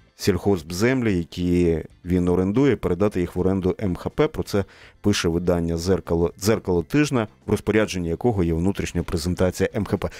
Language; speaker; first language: Ukrainian; native; Ukrainian